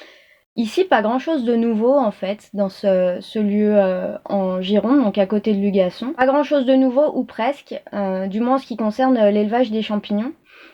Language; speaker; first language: French; native; French